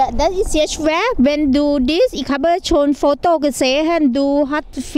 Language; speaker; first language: German; non-native, learner; Thai